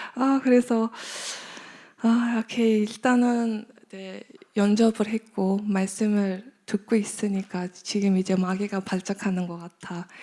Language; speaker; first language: Korean; non-native, fluent; Mongolian